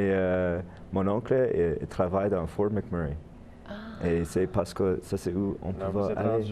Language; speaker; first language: French; non-native, learner; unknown